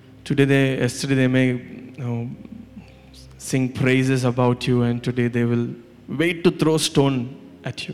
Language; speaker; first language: English; non-native, local second language; Malayalam